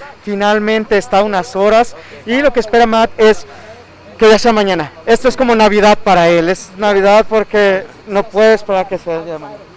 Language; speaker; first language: Spanish; native; Spanish